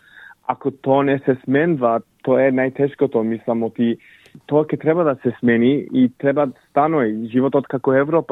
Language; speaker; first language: Macedonian; early bilingual, heritage; English